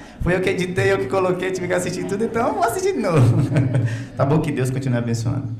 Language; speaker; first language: Portuguese; native; Portuguese